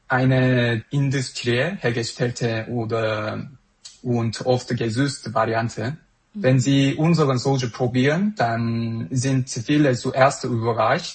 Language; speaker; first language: German; non-native, fluent; Korean